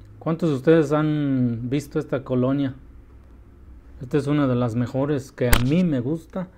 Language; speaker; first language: Spanish; early bilingual, heritage; Spanish